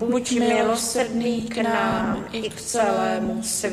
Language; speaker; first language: Czech; native; Czech